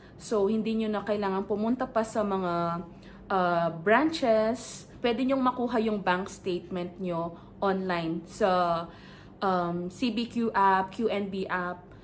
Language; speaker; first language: Filipino; native; Filipino